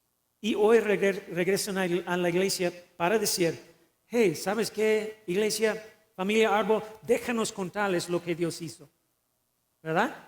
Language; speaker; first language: Spanish; non-native, fluent; English